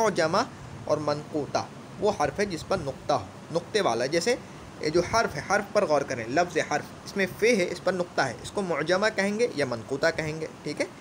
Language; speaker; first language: Urdu; native; Urdu